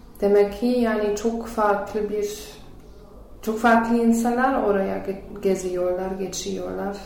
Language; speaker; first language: Turkish; non-native, learner; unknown